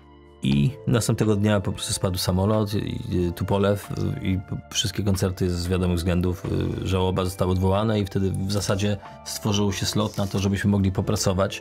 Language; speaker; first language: Polish; native; Polish